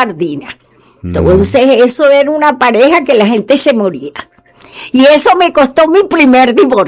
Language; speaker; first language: Spanish; native; Spanish